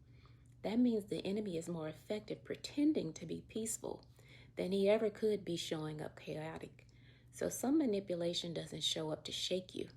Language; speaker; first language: English; native; English